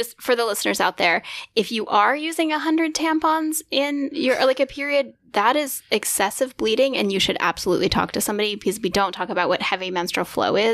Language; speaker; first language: English; native; English